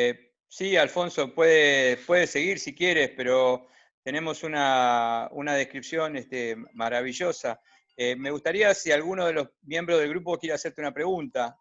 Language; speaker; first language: Spanish; native; Spanish